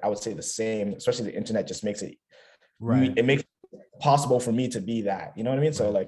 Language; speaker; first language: English; native; English